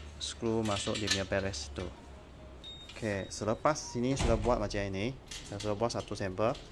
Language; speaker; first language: Malay; non-native, local second language; Chinese